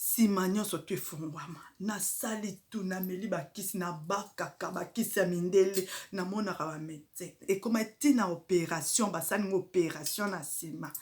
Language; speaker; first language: Lingala; native; Lingala